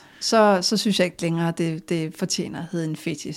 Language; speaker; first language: Danish; native; Danish